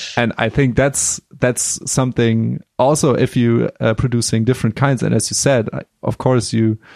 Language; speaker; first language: English; non-native, fluent; German